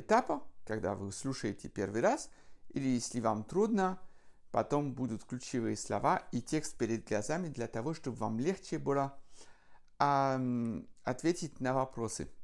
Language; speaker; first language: Russian; non-native, fluent; French